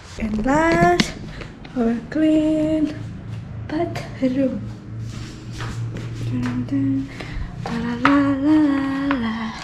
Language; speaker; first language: English; non-native, learner; Indonesian